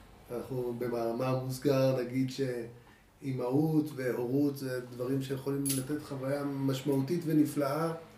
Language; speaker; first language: Hebrew; native; Hebrew